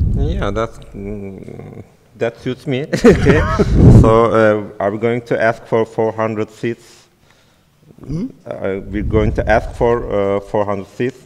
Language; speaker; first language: English; non-native, fluent; Turkish